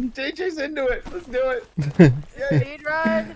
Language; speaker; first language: English; native; English